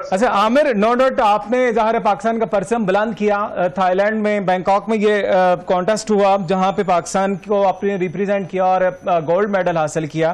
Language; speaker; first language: Urdu; native; Urdu